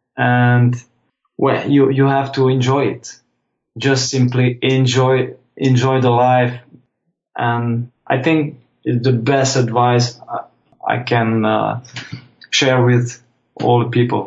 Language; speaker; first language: English; non-native, fluent; French